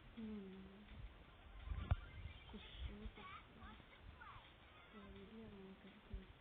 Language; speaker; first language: French; native; French